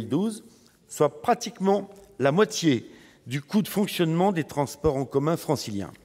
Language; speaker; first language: French; native; French